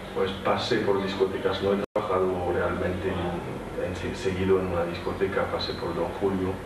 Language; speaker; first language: Spanish; non-native, fluent; French